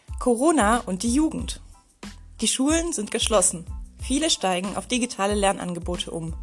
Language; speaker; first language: German; native; German